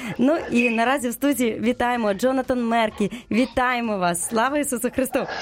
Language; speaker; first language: Ukrainian; native; Ukrainian